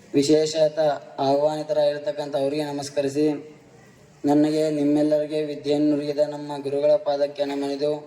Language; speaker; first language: Kannada; non-native, fluent; Telugu